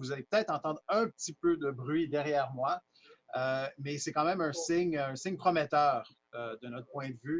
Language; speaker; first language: French; native; French